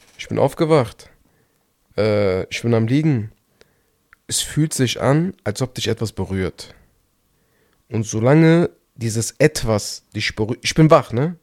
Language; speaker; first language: German; early bilingual, other home language; Turkish